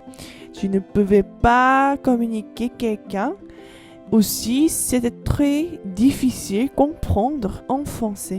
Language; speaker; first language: French; non-native, learner; Korean